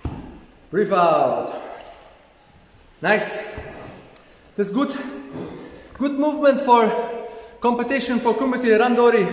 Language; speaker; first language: English; non-native, learner; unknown